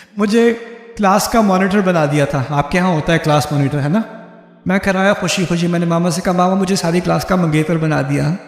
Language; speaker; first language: Urdu; early bilingual, heritage; Urdu